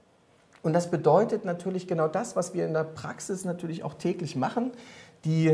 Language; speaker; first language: German; native; German